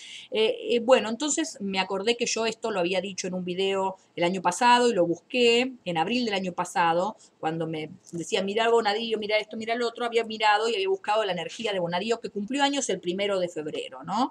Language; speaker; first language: Spanish; native; Spanish